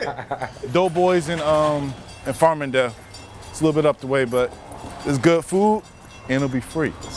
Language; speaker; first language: English; native; English